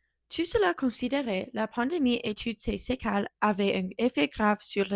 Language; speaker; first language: French; non-native, learner; English